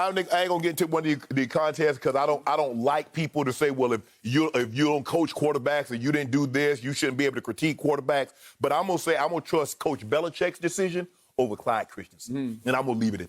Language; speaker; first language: English; native; English